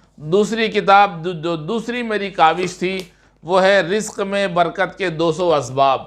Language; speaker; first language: Urdu; native; Urdu